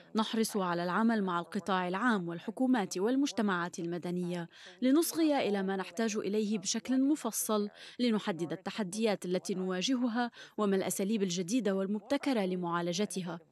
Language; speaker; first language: Arabic; early bilingual, other home language; Persian